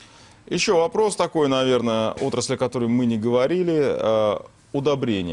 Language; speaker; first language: Russian; native; Russian